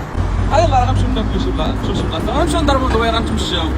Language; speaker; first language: Arabic; native; Arabic